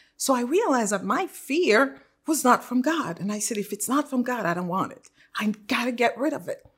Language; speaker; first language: English; non-native, fluent; Haitian Creole